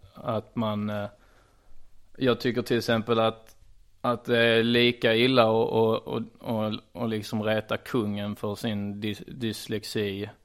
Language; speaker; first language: Swedish; native; Swedish